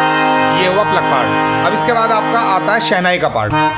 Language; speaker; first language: Hindi; native; Hindi